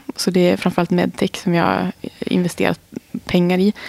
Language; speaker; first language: Swedish; native; Swedish